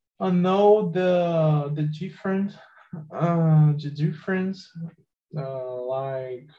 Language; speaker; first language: English; non-native, learner; Portuguese